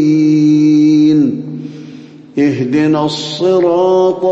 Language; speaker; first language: Arabic; native; Arabic